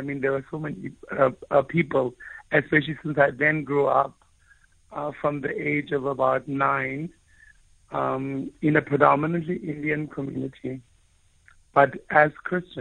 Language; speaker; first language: English; non-native, local second language; Afrikaans